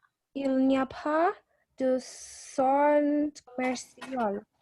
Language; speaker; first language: French; non-native, learner; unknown